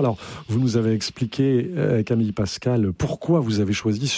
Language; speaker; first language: French; native; French